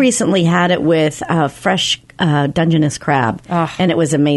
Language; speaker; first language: English; native; English